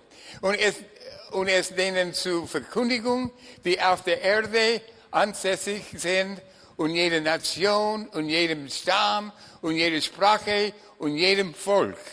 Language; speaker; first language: German; non-native, fluent; English